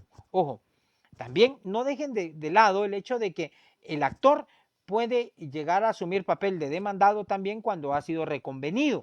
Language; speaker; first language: Spanish; native; Spanish